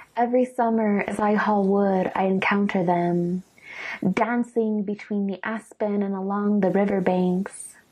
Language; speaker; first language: English; early bilingual, other home language; Spanish